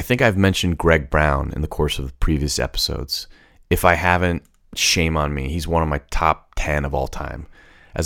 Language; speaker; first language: English; native; English